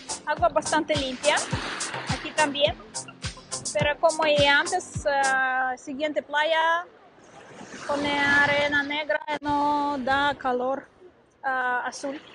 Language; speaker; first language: Spanish; non-native, learner; Russian